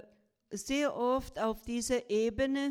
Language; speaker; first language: German; non-native, fluent; Croatian